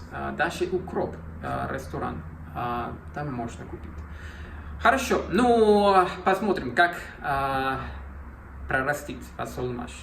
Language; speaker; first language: Russian; non-native, learner; Spanish